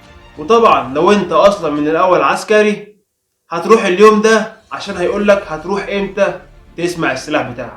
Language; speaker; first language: Arabic; native; Arabic